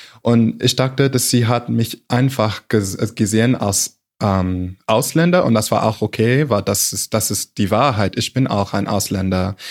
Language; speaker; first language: German; non-native, fluent; English